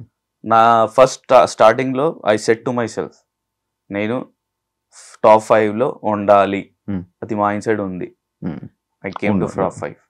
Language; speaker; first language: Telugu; non-native, local second language; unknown